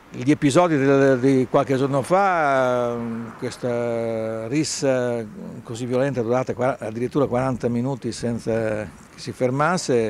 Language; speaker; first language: Italian; native; Italian